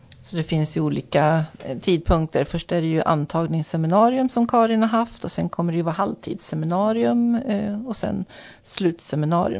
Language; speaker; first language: Swedish; native; Swedish